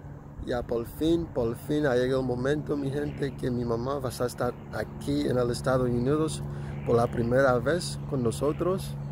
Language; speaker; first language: Spanish; non-native, local second language; Haitian Creole